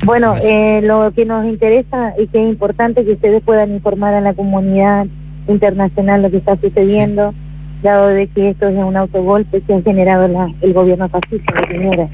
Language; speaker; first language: Spanish; native; Spanish